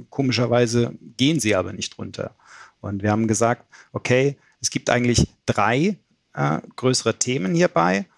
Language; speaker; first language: German; native; German